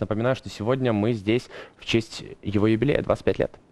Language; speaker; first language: Russian; native; Russian